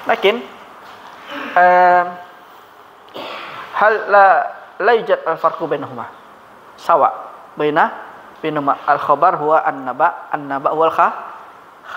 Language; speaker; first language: Arabic; non-native, fluent; Indonesian